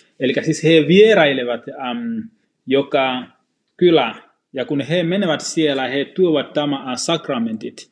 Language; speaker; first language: Finnish; non-native, fluent; Swahili